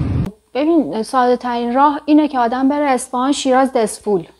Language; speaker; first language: Persian; native; Persian